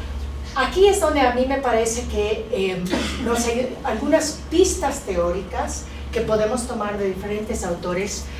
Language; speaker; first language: Spanish; non-native, fluent; English